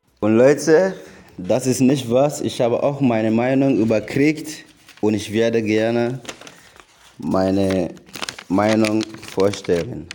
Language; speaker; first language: German; non-native, learner; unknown